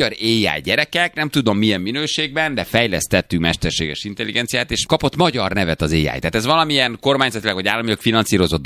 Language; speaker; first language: Hungarian; native; Hungarian